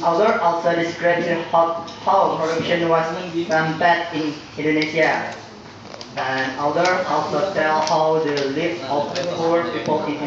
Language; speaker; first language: English; non-native, learner; Indonesian